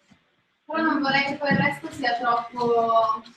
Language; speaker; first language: Italian; native; Italian